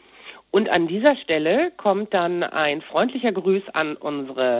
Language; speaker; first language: German; native; German